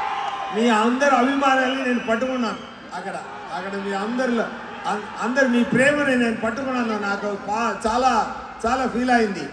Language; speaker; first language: Telugu; non-native, learner; Tamil